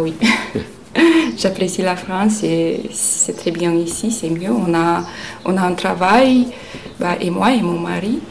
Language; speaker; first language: French; non-native, learner; Romanian